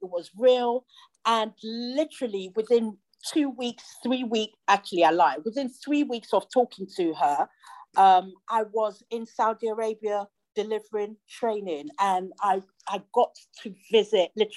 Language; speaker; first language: English; native; English